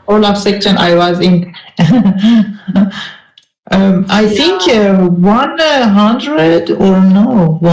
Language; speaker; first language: English; non-native, learner; Persian